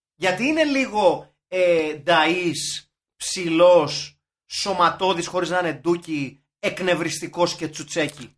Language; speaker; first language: Greek; native; Greek